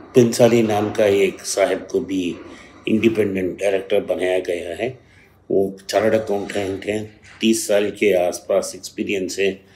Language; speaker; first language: Hindi; non-native, local second language; Tamil